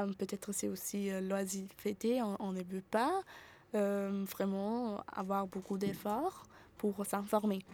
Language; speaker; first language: French; non-native, fluent; German